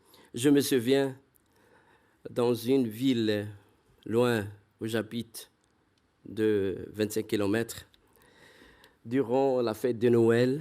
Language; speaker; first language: French; non-native, fluent; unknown